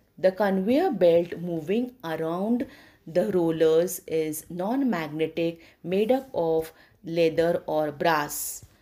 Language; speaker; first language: English; non-native, local second language; Marathi